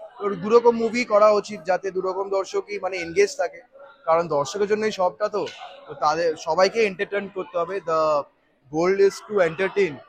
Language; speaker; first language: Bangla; native; Bangla